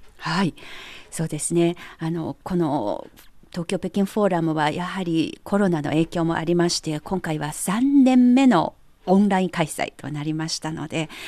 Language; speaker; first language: Japanese; non-native, fluent; Chinese